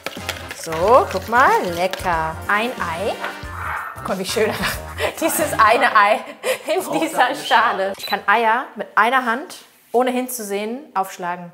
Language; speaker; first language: German; native; German